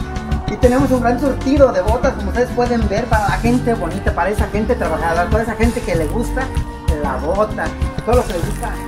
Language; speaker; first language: Spanish; native; Spanish